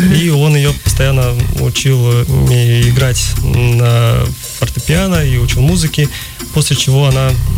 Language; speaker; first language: Russian; native; Russian